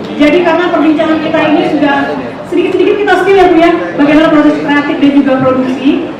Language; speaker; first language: Indonesian; native; Indonesian